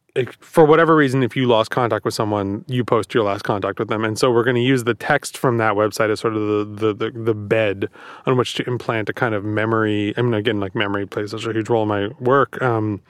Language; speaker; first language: English; native; English